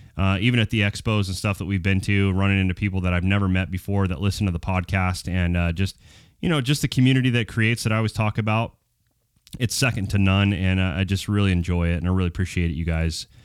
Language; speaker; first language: English; native; English